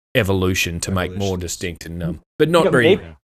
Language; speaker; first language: English; native; English